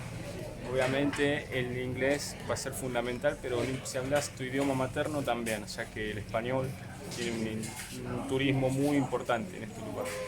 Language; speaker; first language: Spanish; native; Spanish